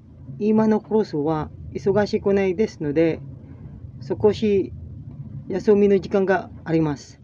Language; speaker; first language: Japanese; non-native, learner; Filipino